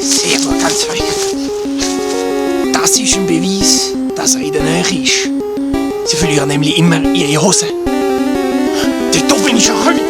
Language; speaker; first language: German; native; German